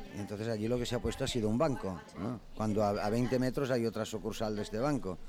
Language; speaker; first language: Spanish; non-native, local second language; Catalan